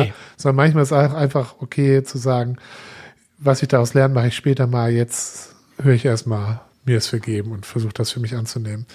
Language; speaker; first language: German; native; German